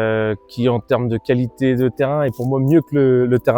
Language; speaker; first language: French; native; French